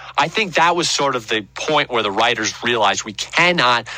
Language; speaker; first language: English; native; English